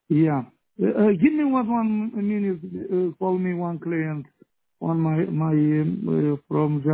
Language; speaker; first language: English; non-native, learner; Romanian